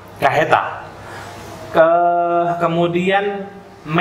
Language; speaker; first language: Indonesian; native; Indonesian